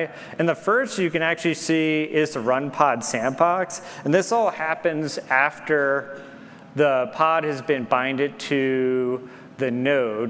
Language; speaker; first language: English; native; English